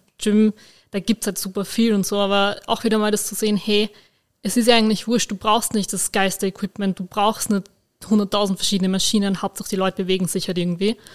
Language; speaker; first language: German; native; German